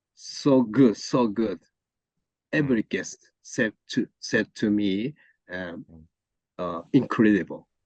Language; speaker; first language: English; non-native, learner; Japanese